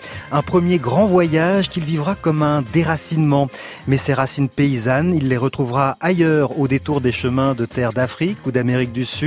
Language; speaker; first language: French; native; French